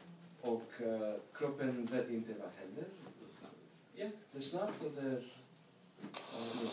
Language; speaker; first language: Swedish; non-native, learner; English